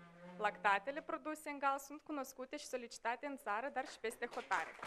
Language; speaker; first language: Romanian; native; Romanian